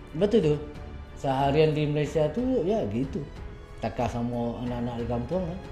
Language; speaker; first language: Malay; early bilingual, other home language; Minangkabau